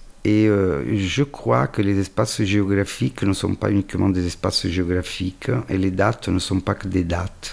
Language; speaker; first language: French; non-native, fluent; Italian